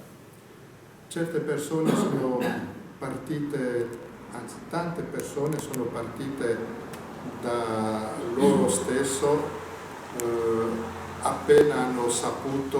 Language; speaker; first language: Italian; native; Italian